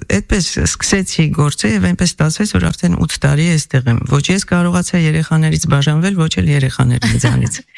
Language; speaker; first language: Armenian; native; Armenian